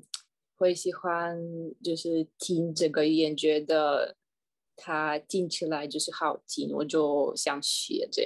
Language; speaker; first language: Chinese; non-native, fluent; Russian